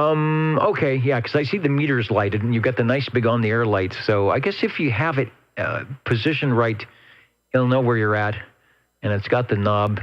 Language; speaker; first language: English; native; English